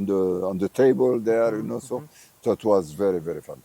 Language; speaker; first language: English; non-native, fluent; Arabic